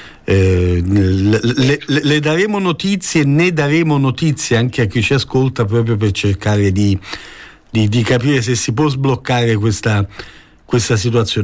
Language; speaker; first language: Italian; native; Italian